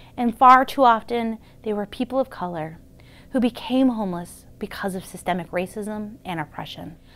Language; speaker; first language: English; native; English